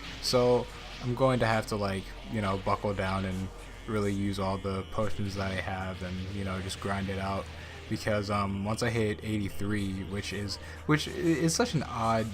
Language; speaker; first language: English; native; English